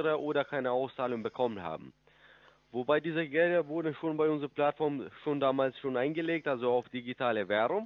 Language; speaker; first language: German; non-native, fluent; Russian